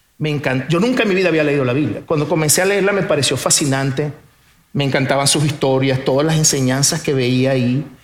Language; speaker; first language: Spanish; early bilingual, other home language; Portuguese